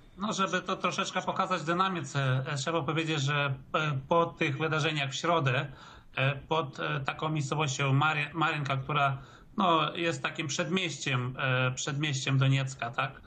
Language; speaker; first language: Polish; early bilingual, heritage; Polish